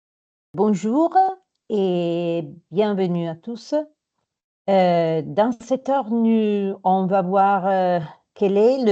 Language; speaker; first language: French; non-native, fluent; Italian